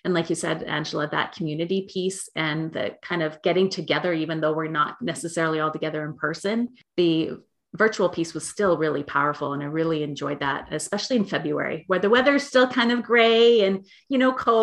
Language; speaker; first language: English; native; English